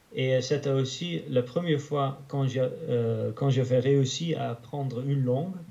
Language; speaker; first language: French; non-native, learner; Dutch